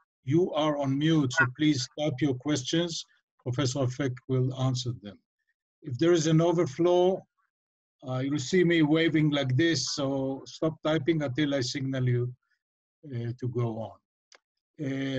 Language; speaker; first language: English; non-native, fluent; Hebrew